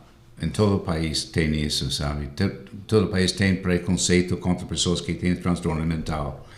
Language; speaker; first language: Portuguese; non-native, fluent; English